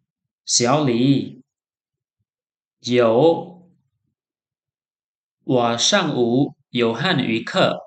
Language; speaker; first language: Chinese; non-native, fluent; Khmer